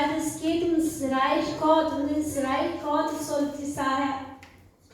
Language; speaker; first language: German; non-native, fluent; Portuguese